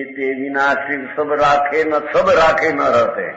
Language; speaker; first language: Hindi; non-native, local second language; Gujarati